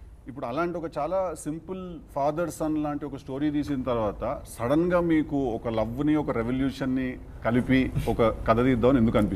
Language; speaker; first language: Telugu; native; Telugu